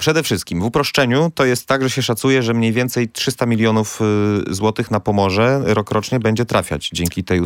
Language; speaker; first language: Polish; native; Polish